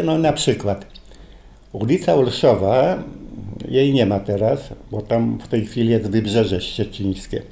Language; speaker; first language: Polish; native; Polish